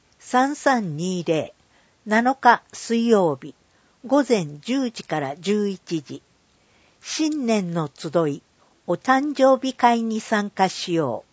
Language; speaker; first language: Japanese; native; Japanese